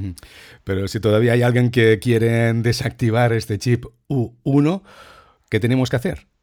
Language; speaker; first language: Spanish; native; Spanish